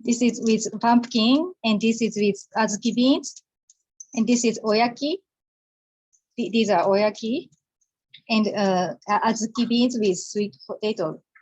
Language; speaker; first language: English; non-native, learner; Japanese